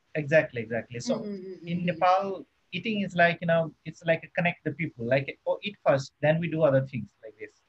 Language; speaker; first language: English; non-native, local second language; Nepali